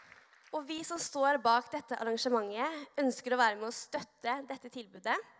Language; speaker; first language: Norwegian; native; Norwegian